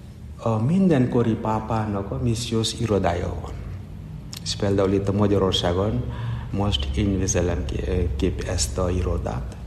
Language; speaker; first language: Hungarian; non-native, fluent; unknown